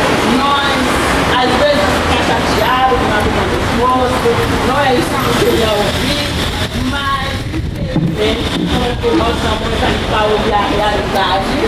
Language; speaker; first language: Portuguese; non-native, learner; Haitian Creole